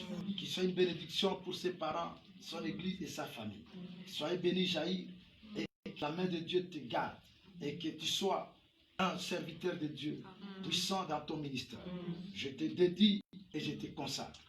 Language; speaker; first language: French; non-native, local second language; Lingala